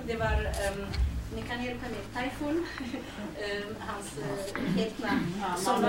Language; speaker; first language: Swedish; non-native, fluent; Kurdish